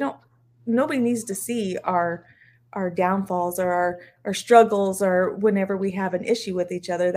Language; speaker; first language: English; native; English